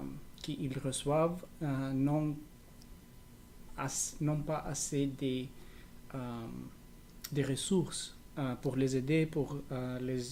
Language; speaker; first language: French; non-native, learner; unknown